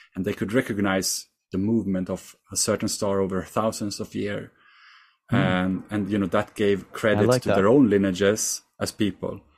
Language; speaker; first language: English; non-native, fluent; Swedish